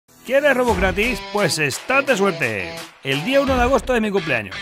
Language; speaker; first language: Spanish; native; Spanish